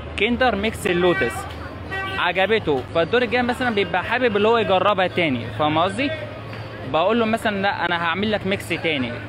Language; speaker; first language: Egyptian Arabic; native; Egyptian Arabic